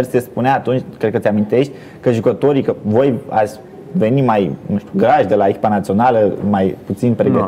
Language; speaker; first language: Romanian; native; Romanian